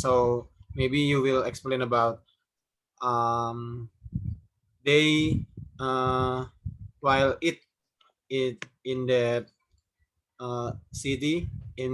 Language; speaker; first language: English; non-native, learner; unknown